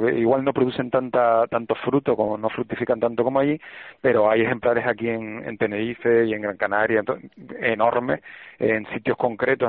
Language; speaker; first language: Spanish; native; Spanish